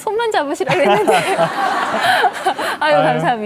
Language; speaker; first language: Korean; native; Korean